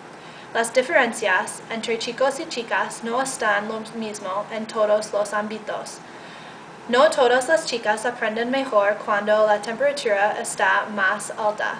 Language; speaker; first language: Spanish; non-native, learner; English